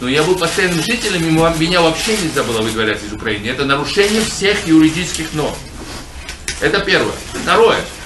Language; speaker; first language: Russian; non-native, local second language; Georgian